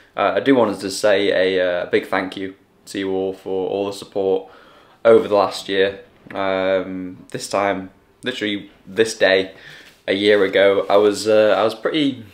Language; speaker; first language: English; native; English